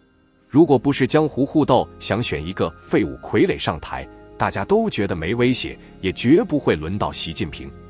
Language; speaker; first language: Chinese; native; Chinese